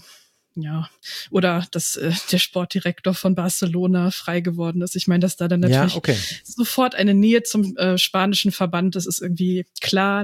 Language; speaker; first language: German; native; German